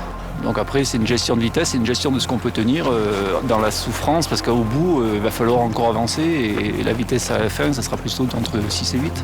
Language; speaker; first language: French; native; French